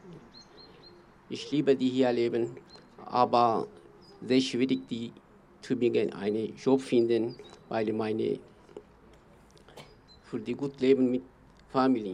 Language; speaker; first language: German; non-native, learner; Kurdish